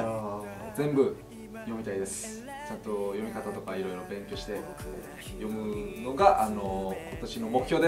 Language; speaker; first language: Japanese; non-native, fluent; Korean